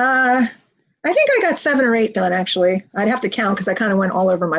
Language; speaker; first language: English; native; English